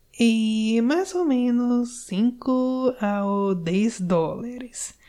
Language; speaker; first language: Portuguese; non-native, learner; English